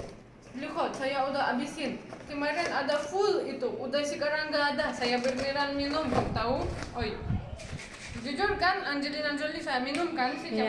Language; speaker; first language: Indonesian; non-native, learner; Russian